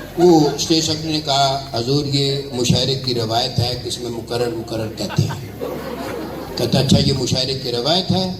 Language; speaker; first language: Urdu; non-native, local second language; Punjabi